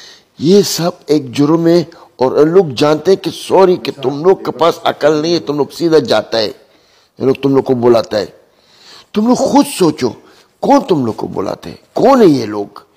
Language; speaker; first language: Hindi; non-native, learner; Arabic